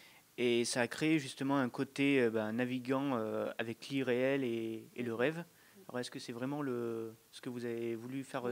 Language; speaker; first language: French; native; French